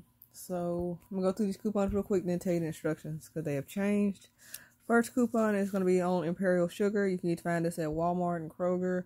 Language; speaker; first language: English; native; English